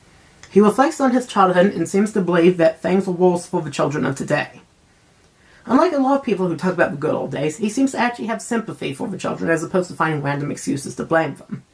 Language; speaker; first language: English; native; English